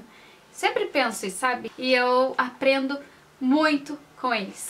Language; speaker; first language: Portuguese; native; Portuguese